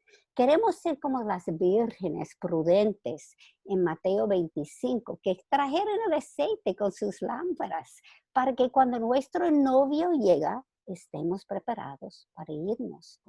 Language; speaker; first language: Spanish; non-native, fluent; English